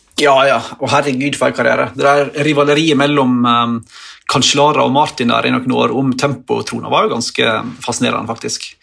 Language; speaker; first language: Norwegian; native; Norwegian